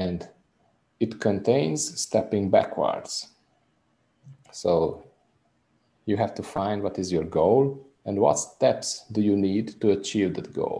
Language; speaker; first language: English; non-native, fluent; Hungarian